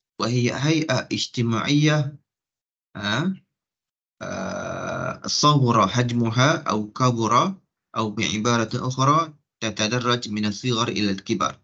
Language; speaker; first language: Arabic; non-native, fluent; Malay